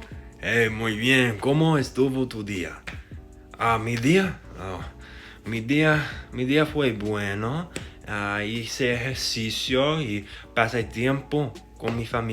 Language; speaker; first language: Spanish; non-native, learner; English